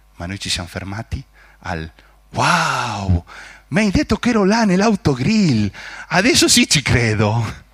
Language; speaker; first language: Italian; non-native, fluent; Spanish